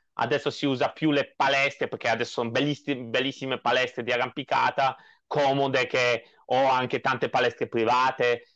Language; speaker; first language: Italian; non-native, fluent; Polish